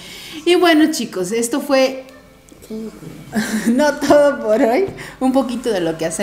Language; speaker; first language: Spanish; native; Spanish